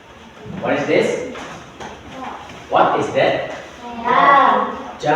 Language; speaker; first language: English; non-native, learner; Indonesian